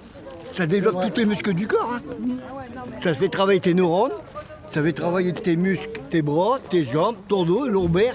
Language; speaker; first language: French; native; French